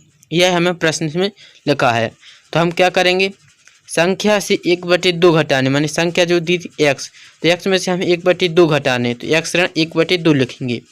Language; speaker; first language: Hindi; native; Hindi